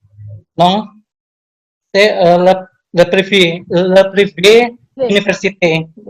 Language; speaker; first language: French; non-native, learner; Indonesian